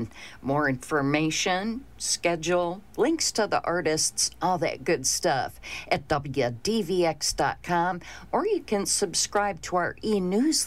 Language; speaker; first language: English; native; English